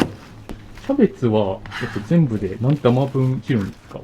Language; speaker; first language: Japanese; native; Japanese